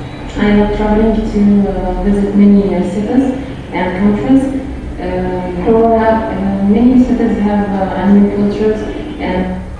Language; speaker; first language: English; non-native, learner; Arabic